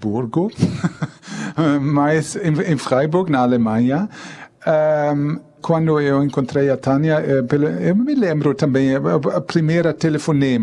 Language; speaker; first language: Portuguese; non-native, fluent; German